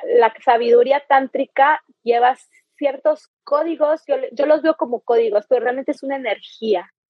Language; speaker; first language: Spanish; native; Spanish